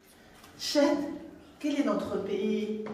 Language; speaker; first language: French; non-native, local second language; Arabic